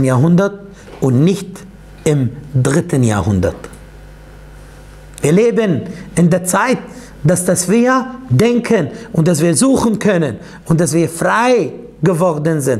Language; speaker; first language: German; non-native, fluent; Arabic